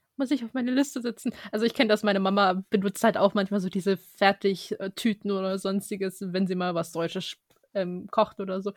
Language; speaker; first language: German; early bilingual, other home language; Russian